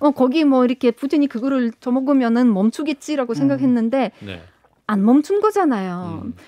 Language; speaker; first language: Korean; non-native, fluent; Ukrainian